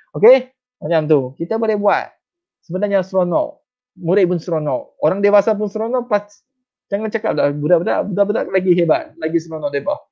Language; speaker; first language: Malay; non-native, local second language; Chinese